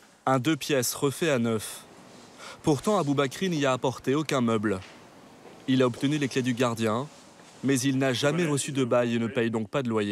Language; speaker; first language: French; native; French